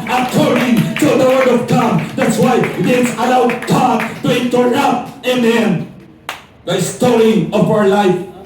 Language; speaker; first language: English; non-native, local second language; Filipino